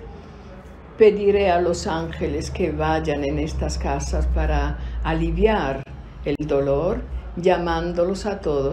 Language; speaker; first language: Spanish; non-native, fluent; Italian